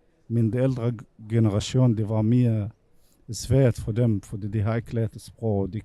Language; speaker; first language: Danish; non-native, fluent; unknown